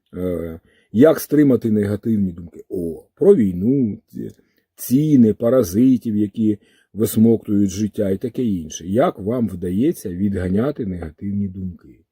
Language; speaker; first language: Ukrainian; native; Ukrainian